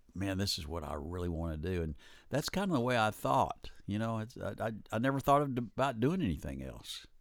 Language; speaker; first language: English; native; English